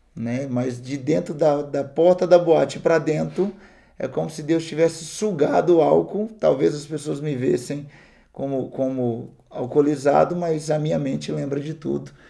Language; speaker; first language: Portuguese; native; Portuguese